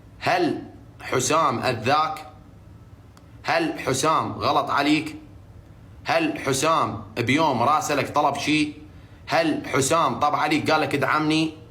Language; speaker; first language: Arabic; native; Arabic